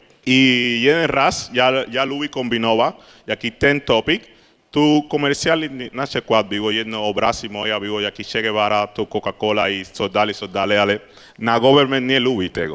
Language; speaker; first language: Polish; non-native, learner; Spanish